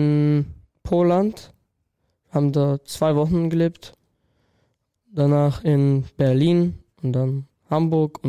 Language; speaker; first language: German; non-native, learner; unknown